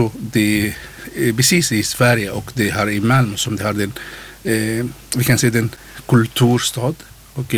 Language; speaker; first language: Swedish; non-native, learner; Arabic